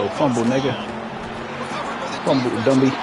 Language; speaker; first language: English; native; English